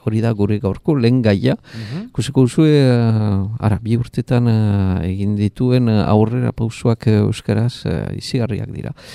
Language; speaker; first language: Basque; native; Basque